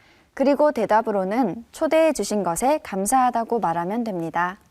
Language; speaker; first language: Korean; native; Korean